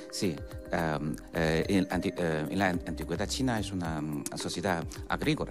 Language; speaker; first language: Spanish; non-native, fluent; Chinese